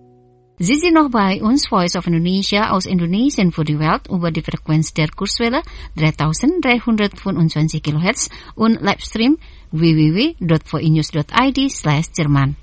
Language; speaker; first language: German; non-native, fluent; Indonesian